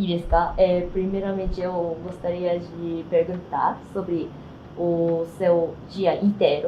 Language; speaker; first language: Portuguese; non-native, learner; Japanese